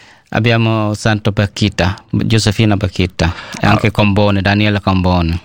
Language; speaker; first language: Italian; non-native, learner; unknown